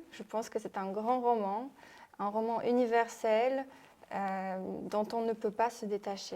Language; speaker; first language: French; non-native, fluent; Polish